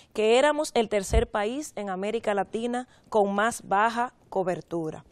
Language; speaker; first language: Spanish; native; Spanish